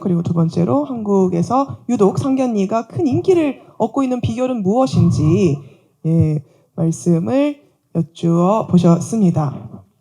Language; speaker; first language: Korean; native; Korean